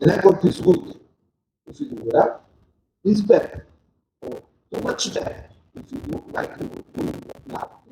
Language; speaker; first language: English; non-native, learner; Portuguese